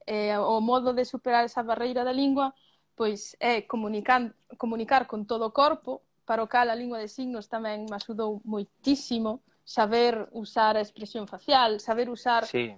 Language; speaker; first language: Galician; early bilingual, other home language; Spanish